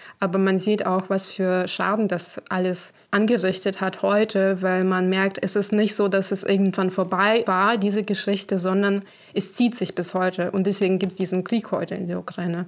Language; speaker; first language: German; non-native, fluent; Ukrainian